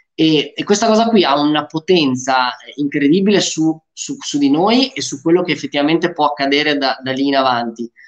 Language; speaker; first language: Italian; early bilingual, other home language; Romanian